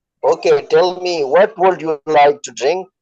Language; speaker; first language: English; non-native, learner; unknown